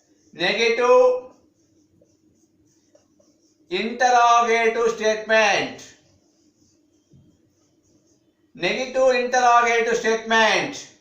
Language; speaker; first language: English; non-native, local second language; Telugu